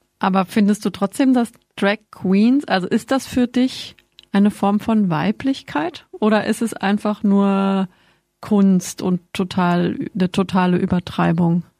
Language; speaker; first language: German; native; German